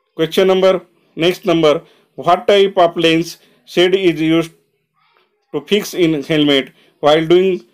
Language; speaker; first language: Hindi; non-native, local second language; Marathi